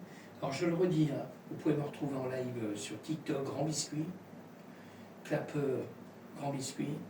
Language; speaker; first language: French; native; French